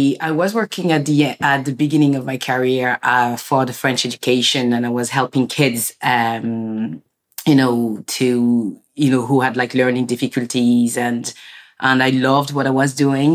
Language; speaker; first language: English; non-native, fluent; French